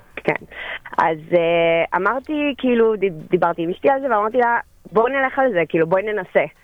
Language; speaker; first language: Hebrew; early bilingual, other home language; English